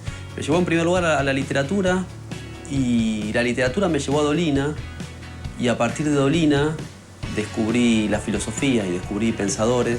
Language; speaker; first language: Spanish; native; Spanish